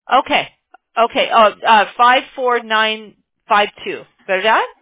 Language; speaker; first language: Spanish; non-native, learner; English